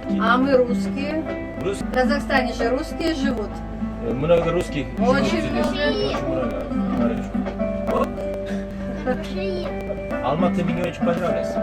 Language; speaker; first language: Russian; non-native, learner; Turkish